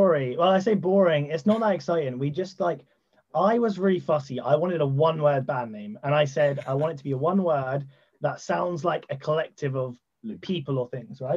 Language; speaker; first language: English; native; English